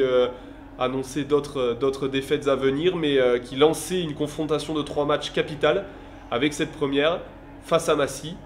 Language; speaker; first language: French; native; French